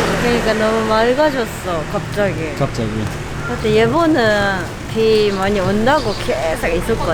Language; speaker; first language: Korean; non-native, fluent; Japanese